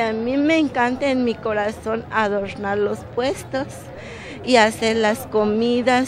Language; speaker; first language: Spanish; non-native, local second language; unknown